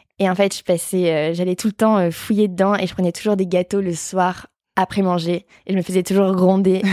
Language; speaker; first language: French; native; French